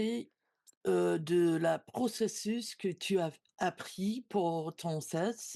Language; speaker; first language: French; non-native, learner; English